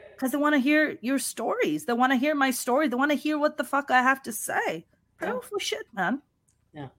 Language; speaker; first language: English; non-native, local second language; Urdu